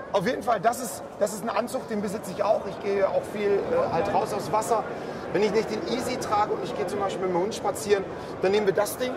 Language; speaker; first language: German; native; German